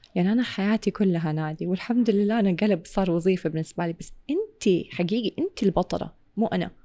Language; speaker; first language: Arabic; non-native, local second language; English